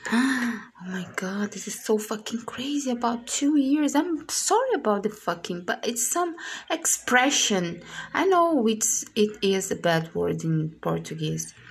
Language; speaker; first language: English; non-native, learner; Portuguese